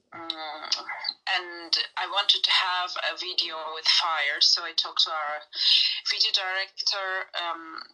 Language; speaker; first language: English; non-native, fluent; Turkish